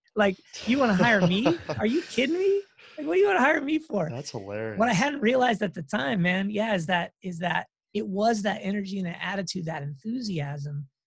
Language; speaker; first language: English; native; English